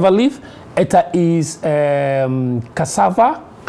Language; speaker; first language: Russian; non-native, learner; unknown